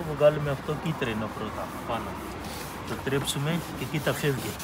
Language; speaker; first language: Greek; non-native, learner; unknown